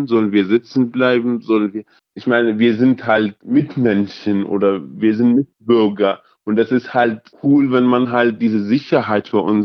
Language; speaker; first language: German; early bilingual, other home language; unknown